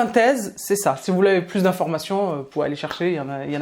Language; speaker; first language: French; native; French